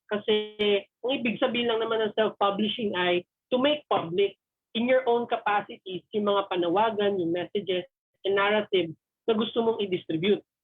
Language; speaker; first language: Filipino; native; Filipino